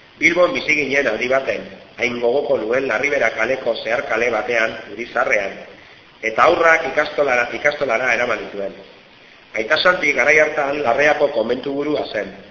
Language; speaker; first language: Basque; non-native, fluent; Finnish